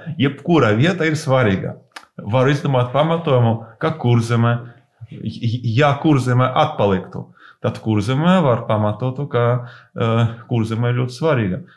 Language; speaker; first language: Latvian; non-native, local second language; Russian